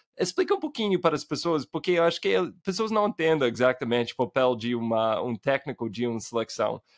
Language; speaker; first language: Portuguese; non-native, fluent; English